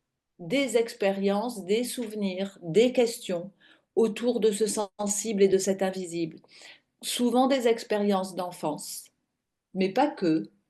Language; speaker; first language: French; native; French